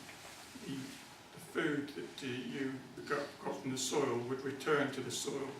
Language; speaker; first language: English; native; English